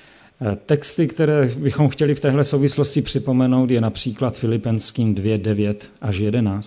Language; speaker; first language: Czech; native; Czech